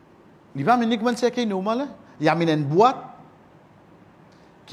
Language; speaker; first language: French; non-native, local second language; Morisyen